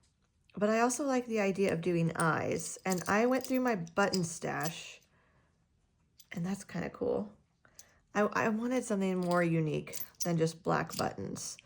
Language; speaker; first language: English; native; English